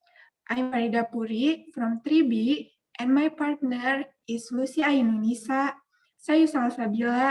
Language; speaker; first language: English; non-native, learner; Indonesian